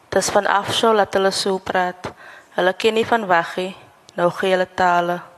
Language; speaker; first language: Afrikaans; native; Afrikaans